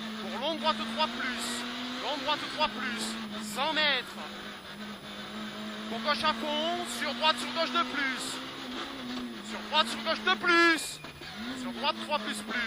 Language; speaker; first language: French; native; French